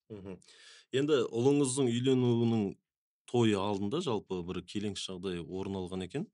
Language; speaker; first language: Kazakh; native; Kazakh